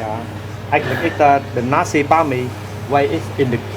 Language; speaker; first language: Dutch; non-native, learner; Vietnamese